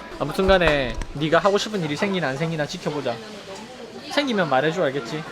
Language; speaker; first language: Korean; native; Korean